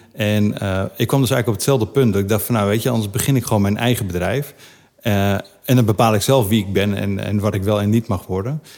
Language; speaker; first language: Dutch; native; Dutch